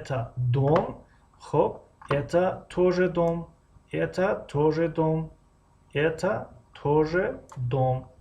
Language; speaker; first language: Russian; non-native, fluent; Tajik